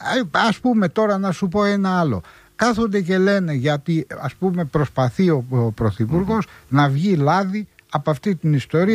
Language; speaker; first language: Greek; native; Greek